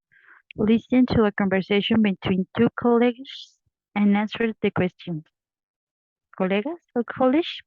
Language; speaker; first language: English; non-native, learner; Spanish